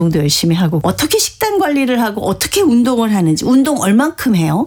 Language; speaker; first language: Korean; native; Korean